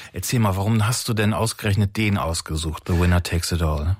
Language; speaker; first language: German; native; German